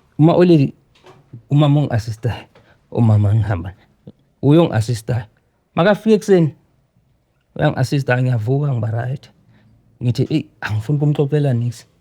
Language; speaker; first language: Zulu; native; Zulu